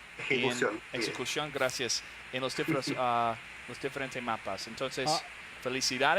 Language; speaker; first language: Spanish; non-native, learner; English